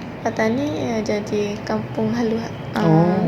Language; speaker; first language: Indonesian; non-native, learner; Malay